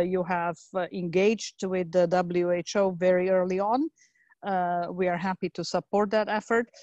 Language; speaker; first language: English; non-native, fluent; Slovak